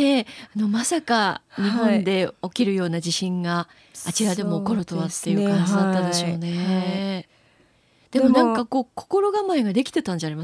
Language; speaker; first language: Japanese; native; Japanese